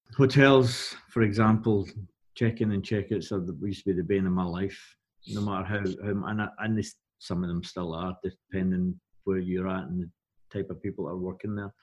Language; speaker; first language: English; native; English